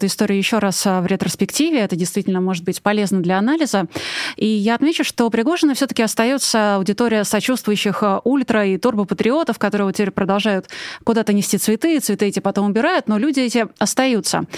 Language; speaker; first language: Russian; native; Russian